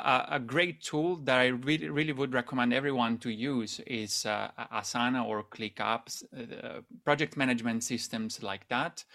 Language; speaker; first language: English; non-native, fluent; Italian